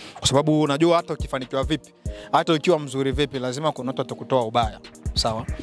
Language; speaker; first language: Swahili; native; Swahili